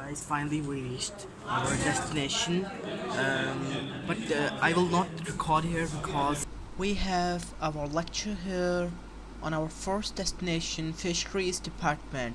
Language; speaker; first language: English; non-native, local second language; Urdu